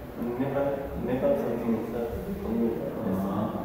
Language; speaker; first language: Korean; non-native, learner; Nepali